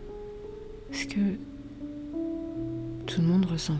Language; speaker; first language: French; native; French